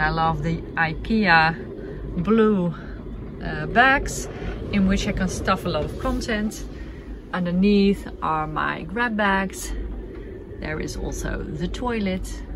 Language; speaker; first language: English; non-native, fluent; Dutch